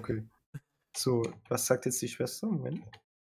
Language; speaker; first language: German; native; German